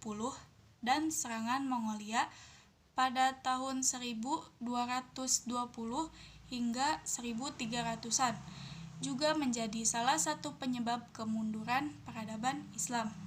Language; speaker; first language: Indonesian; native; Indonesian